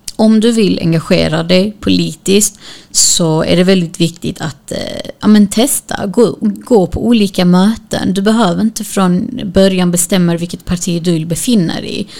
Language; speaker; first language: Swedish; early bilingual, other home language; Kurdish